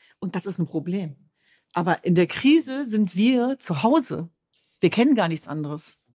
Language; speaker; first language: German; early bilingual, other home language; Kurdish